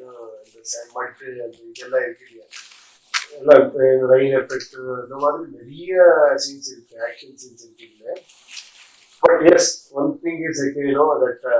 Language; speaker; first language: Tamil; non-native, learner; Kannada